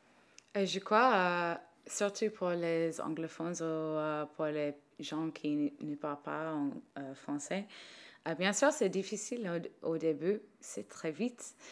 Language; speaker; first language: French; non-native, learner; English